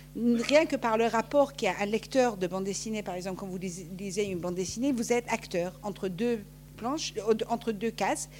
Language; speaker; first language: French; non-native, fluent; Persian